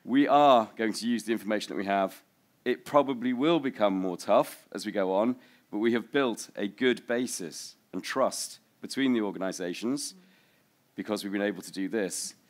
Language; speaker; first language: English; native; English